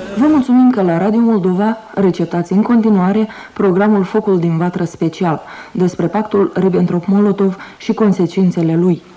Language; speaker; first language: Romanian; native; Romanian